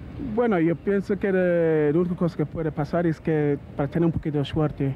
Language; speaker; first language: Spanish; non-native, learner; English